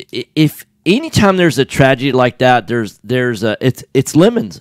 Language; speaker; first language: English; native; English